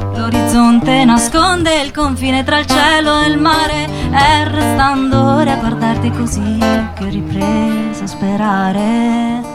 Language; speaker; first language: Italian; native; Italian